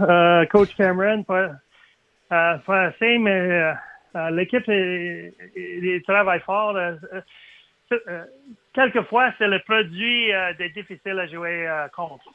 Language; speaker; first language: French; non-native, learner; English